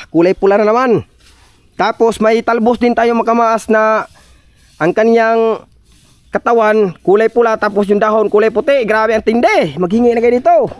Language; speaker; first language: Filipino; non-native, local second language; Cebuano